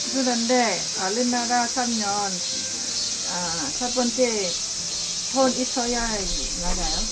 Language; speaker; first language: Korean; non-native, learner; Lao